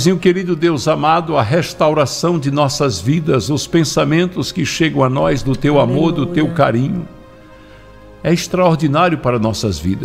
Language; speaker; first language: Portuguese; native; Portuguese